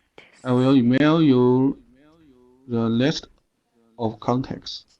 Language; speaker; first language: English; non-native, learner; Chinese